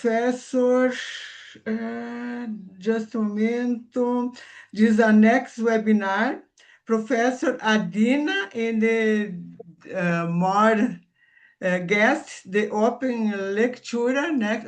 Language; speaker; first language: English; non-native, learner; Portuguese